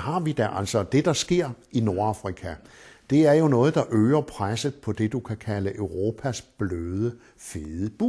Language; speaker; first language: Danish; native; Danish